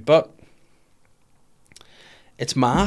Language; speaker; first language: English; native; English